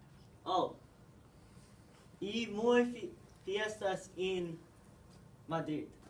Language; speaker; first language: Spanish; non-native, learner; English